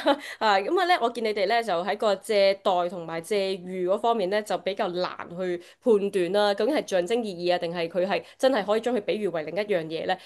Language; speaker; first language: Cantonese; native; Cantonese